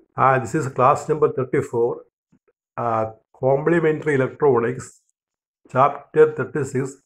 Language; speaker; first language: English; non-native, local second language; Malayalam